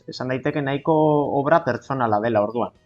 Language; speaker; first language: Basque; native; Basque